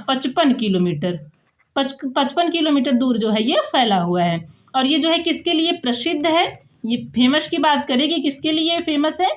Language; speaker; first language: Hindi; native; Hindi